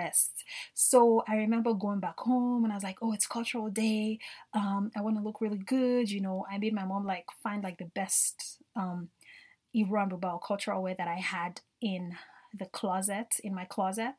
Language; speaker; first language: English; non-native, local second language; Yoruba